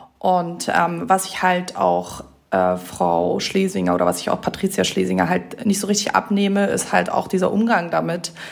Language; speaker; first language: German; early bilingual, other home language; Persian